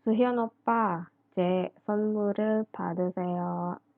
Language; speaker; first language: Korean; non-native, fluent; Indonesian